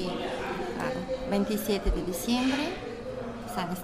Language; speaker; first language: Spanish; non-native, learner; Bulgarian